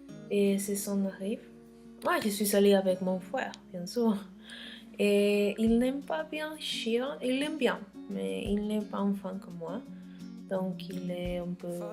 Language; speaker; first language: French; non-native, learner; Spanish